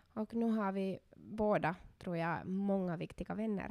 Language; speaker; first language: Swedish; non-native, local second language; Finnish